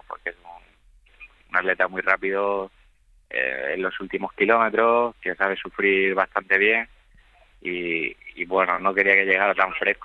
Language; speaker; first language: Spanish; native; Spanish